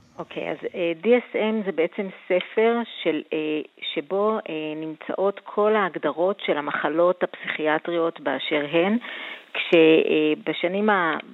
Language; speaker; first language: Hebrew; native; Hebrew